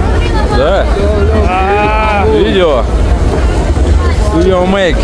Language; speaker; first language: Russian; native; Russian